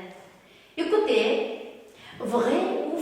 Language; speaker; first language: French; non-native, fluent; Uzbek